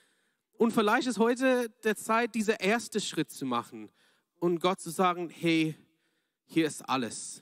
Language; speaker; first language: German; non-native, fluent; English